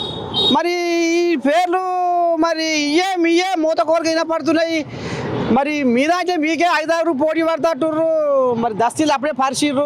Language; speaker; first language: Telugu; native; Telugu